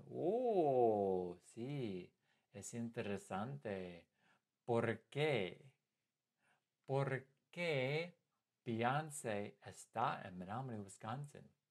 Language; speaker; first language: Spanish; non-native, fluent; English